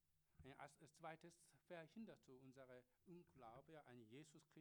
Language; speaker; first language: German; non-native, learner; Korean